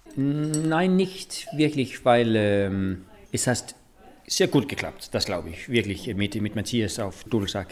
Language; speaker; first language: German; non-native, learner; Danish